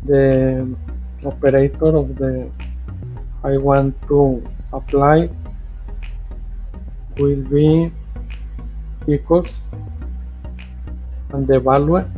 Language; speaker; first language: English; non-native, fluent; Spanish